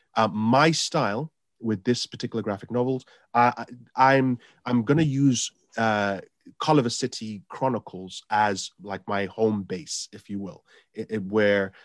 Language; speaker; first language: English; non-native, local second language; Yoruba